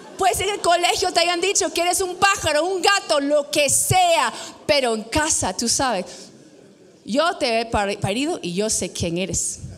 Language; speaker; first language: Spanish; non-native, fluent; English